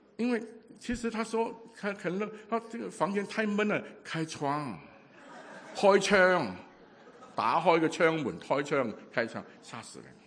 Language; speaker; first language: Chinese; non-native, local second language; Cantonese